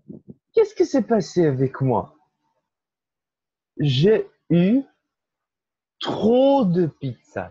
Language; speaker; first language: French; non-native, fluent; Portuguese